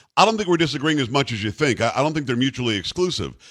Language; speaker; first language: English; native; English